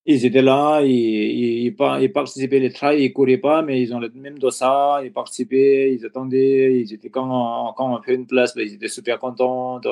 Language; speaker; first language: French; non-native, learner; Nepali